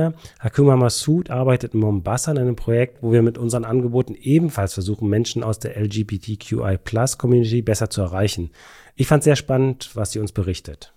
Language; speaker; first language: German; native; German